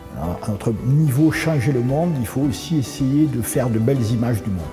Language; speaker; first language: French; native; French